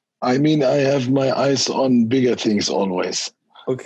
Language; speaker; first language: English; non-native, fluent; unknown